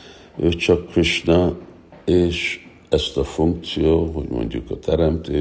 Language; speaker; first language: Hungarian; early bilingual, heritage; Hungarian